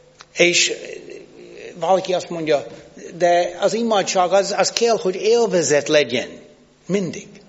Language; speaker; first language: Hungarian; non-native, fluent; English